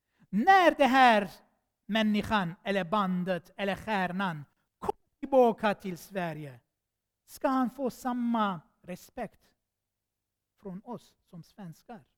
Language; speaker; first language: Swedish; non-native, fluent; Armenian